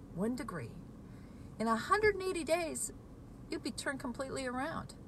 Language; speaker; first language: English; native; English